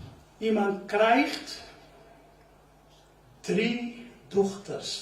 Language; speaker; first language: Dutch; non-native, fluent; Urdu